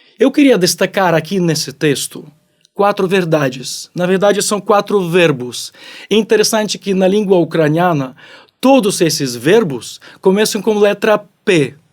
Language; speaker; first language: Portuguese; non-native, fluent; Ukrainian